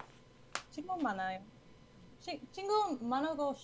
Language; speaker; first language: Korean; non-native, learner; English